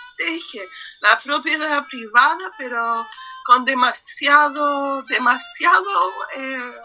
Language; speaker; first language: Spanish; non-native, fluent; English